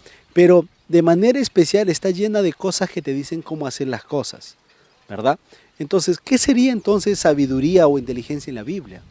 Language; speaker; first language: Spanish; native; Spanish